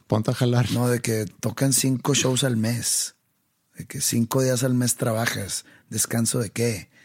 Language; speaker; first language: Spanish; native; Spanish